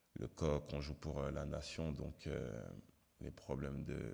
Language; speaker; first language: French; native; French